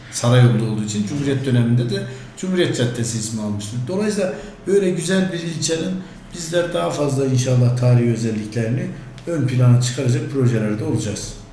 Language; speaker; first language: Turkish; native; Turkish